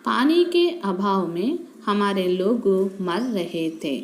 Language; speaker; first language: Hindi; non-native, local second language; Telugu